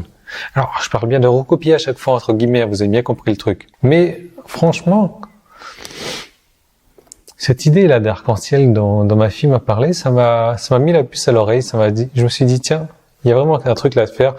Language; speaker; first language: French; native; French